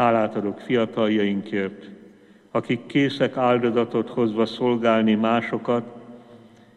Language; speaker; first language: Hungarian; native; Hungarian